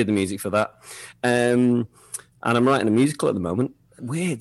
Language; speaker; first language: English; native; English